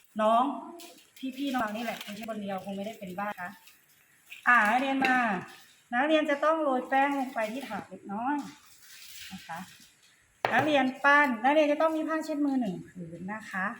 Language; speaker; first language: Thai; native; Thai